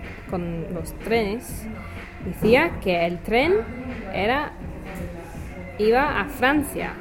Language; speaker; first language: Spanish; non-native, learner; English